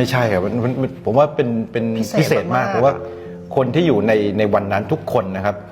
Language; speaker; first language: Thai; native; Thai